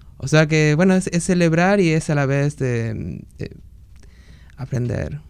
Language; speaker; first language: Spanish; native; Spanish